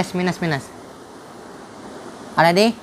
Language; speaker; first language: English; non-native, learner; Indonesian